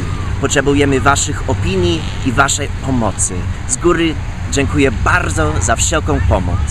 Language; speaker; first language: Polish; non-native, fluent; English